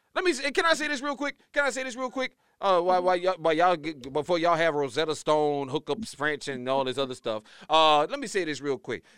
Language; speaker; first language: English; native; English